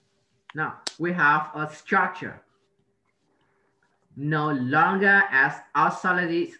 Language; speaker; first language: English; non-native, learner; Vietnamese